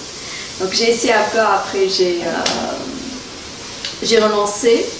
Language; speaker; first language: French; non-native, local second language; Arabic